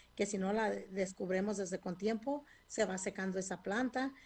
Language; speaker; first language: Spanish; native; Spanish